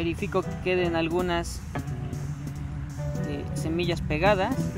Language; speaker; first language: Spanish; native; Spanish